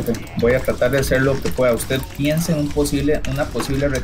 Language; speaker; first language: Spanish; native; Spanish